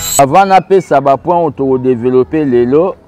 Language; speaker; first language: French; non-native, local second language; Lingala